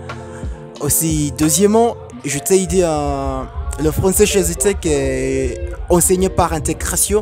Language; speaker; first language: French; non-native, fluent; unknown